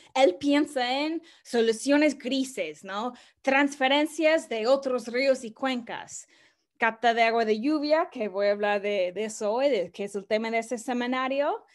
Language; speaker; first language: Spanish; non-native, fluent; English